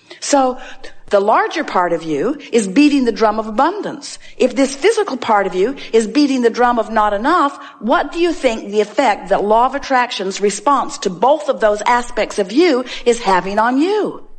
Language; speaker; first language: English; native; English